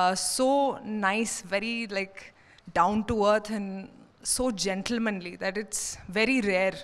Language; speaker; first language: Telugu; non-native, learner; Hindi